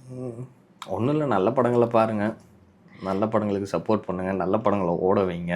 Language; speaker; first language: Tamil; native; Tamil